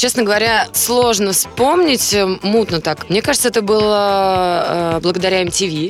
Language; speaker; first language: Russian; native; Russian